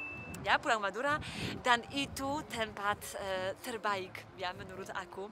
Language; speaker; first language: Indonesian; non-native, learner; Polish